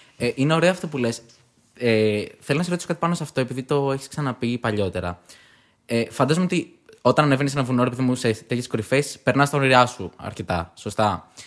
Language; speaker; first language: Greek; native; Greek